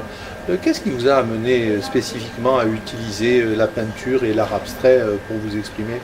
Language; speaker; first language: French; native; French